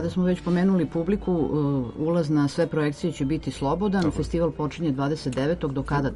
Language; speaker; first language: Serbian; native; Serbian